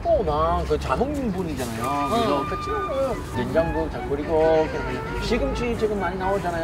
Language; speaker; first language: Korean; non-native, learner; English